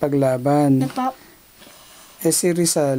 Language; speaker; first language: Filipino; native; Filipino